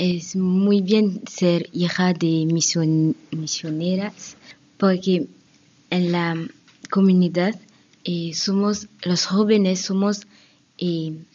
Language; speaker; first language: Spanish; non-native, learner; French